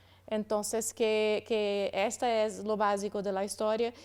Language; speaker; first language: Spanish; non-native, learner; Portuguese